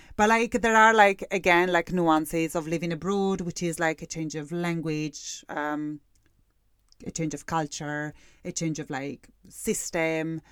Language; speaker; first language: English; non-native, fluent; Italian